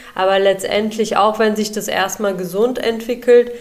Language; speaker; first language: German; early bilingual, other home language; Urdu